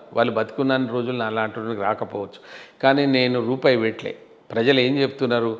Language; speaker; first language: Telugu; non-native, local second language; Lambadi